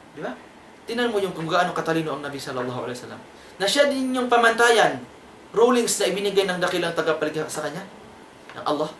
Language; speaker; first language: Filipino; non-native, local second language; Cebuano